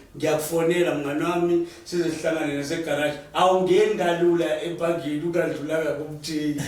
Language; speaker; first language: Zulu; native; Zulu